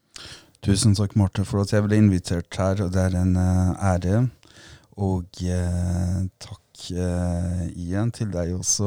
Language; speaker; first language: Norwegian; early bilingual, other home language; Persian